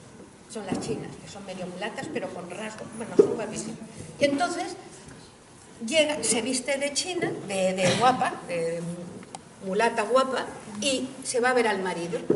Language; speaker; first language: Spanish; native; Spanish